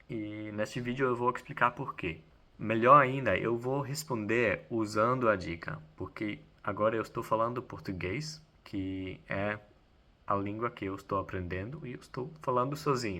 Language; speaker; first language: Portuguese; non-native, fluent; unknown